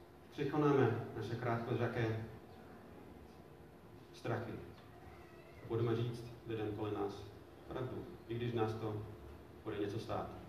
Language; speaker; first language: Czech; non-native, fluent; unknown